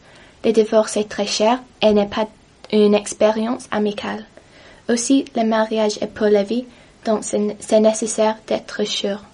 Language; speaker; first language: French; non-native, learner; English